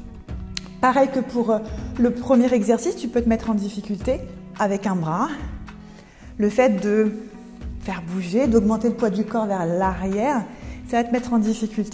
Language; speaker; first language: French; native; French